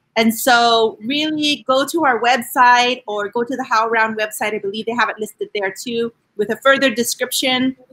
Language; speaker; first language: English; native; English